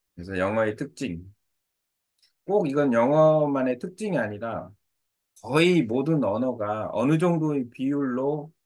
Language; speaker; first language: Korean; native; Korean